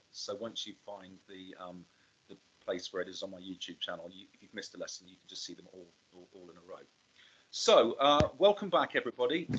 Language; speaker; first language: English; native; English